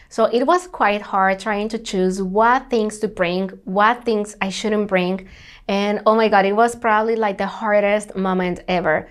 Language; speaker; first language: English; non-native, fluent; Spanish